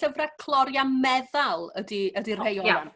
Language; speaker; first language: Welsh; native; Welsh